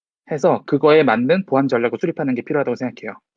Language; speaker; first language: Korean; native; Korean